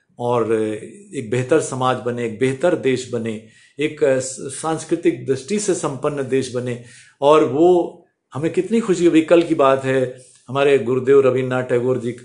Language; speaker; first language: Hindi; native; Hindi